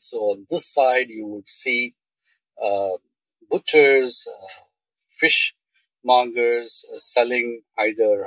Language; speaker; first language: English; non-native, local second language; Tamil